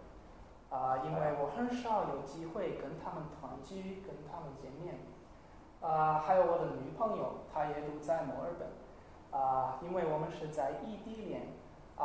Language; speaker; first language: Chinese; non-native, learner; English